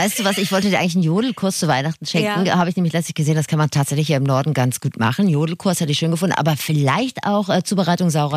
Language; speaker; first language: German; native; German